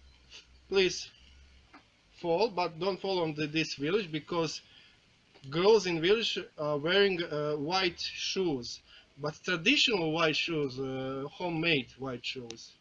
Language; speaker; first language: English; non-native, learner; Croatian